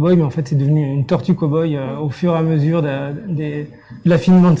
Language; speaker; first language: French; native; French